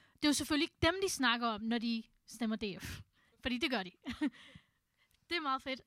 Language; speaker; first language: Danish; early bilingual, other home language; Urdu